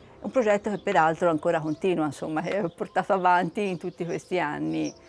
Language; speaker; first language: Italian; native; Italian